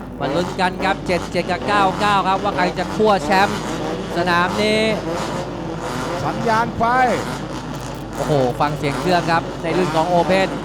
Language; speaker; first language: Thai; native; Thai